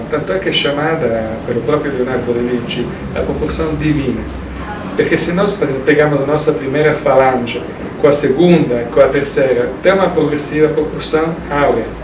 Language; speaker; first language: Portuguese; non-native, fluent; Italian